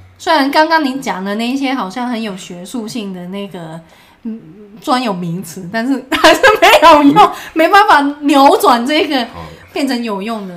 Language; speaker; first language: Chinese; non-native, local second language; Cantonese